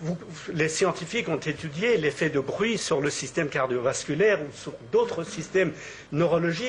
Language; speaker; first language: French; native; French